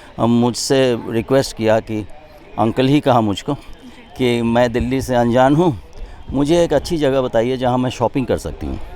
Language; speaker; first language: Hindi; native; Hindi